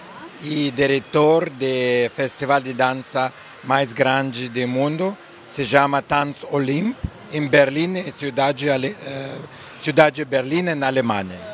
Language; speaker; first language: Portuguese; non-native, learner; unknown